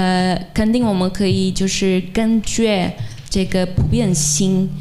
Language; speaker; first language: Chinese; non-native, fluent; Portuguese